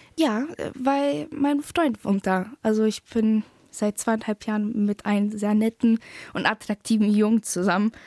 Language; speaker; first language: German; early bilingual, other home language; Polish